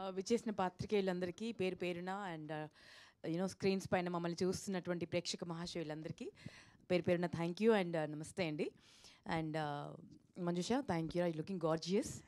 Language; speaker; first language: Telugu; native; Telugu